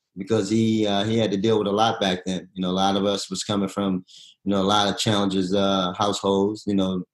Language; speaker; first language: English; native; English